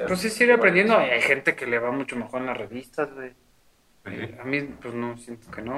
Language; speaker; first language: Spanish; native; Spanish